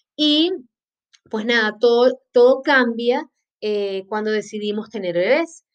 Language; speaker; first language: Spanish; native; Spanish